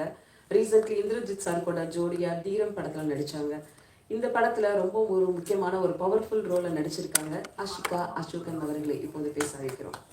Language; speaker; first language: Tamil; native; Tamil